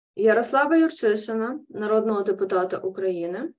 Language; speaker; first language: Ukrainian; native; Ukrainian